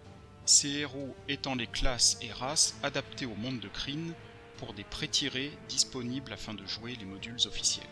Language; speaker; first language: French; native; French